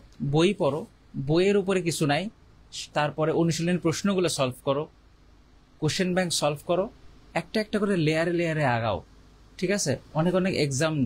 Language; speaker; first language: Bangla; native; Bangla